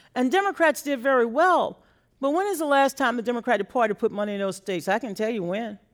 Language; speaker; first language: English; native; English